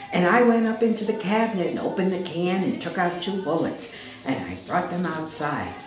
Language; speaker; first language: English; native; English